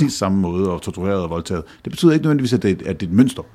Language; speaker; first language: Danish; native; Danish